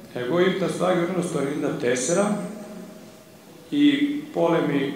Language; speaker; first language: Greek; non-native, fluent; Serbian